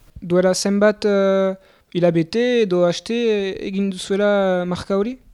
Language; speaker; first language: Basque; native; Basque